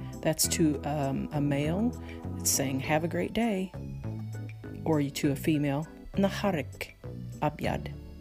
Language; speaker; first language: English; native; English